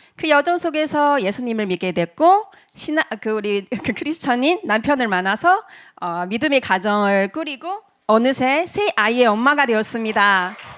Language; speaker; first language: Korean; non-native, fluent; Chinese